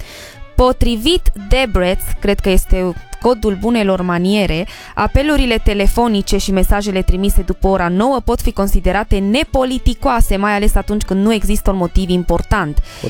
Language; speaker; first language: Romanian; native; Romanian